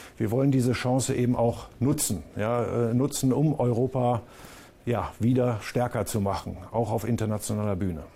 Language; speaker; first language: German; native; German